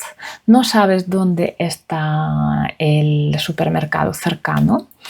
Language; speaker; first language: Spanish; non-native, fluent; Russian